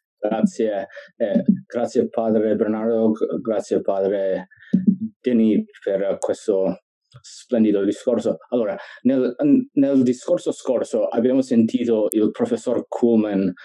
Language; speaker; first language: Italian; non-native, fluent; English